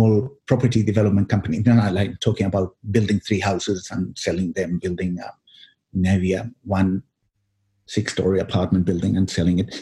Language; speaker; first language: English; non-native, fluent; Spanish